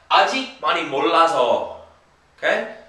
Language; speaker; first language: Korean; non-native, fluent; English